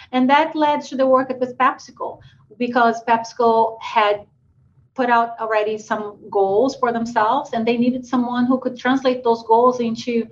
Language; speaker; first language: English; non-native, fluent; Portuguese